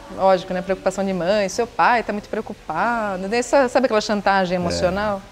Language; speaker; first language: Portuguese; native; Portuguese